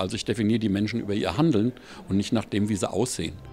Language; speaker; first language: German; native; German